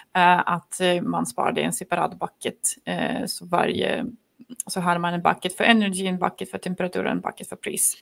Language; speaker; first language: Swedish; non-native, fluent; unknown